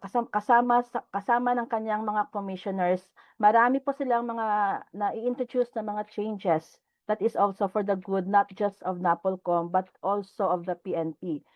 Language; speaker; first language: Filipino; non-native, local second language; Hiligaynon